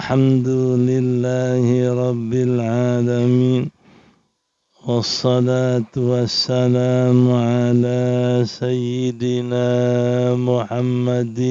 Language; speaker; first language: Arabic; non-native, fluent; Indonesian